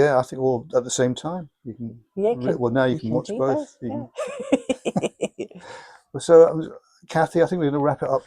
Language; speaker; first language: English; native; English